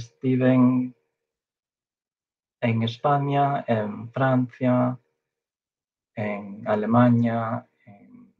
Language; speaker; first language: Portuguese; non-native, fluent; Chinese